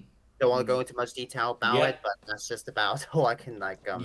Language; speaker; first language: English; native; English